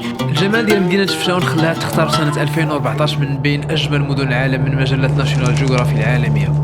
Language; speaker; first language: Arabic; native; Arabic